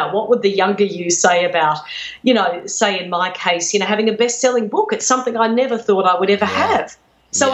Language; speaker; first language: English; native; English